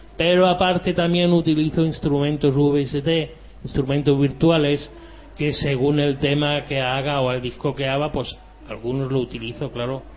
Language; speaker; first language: Spanish; early bilingual, other home language; German